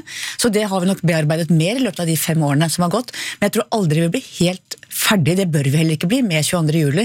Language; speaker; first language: Norwegian; native; Norwegian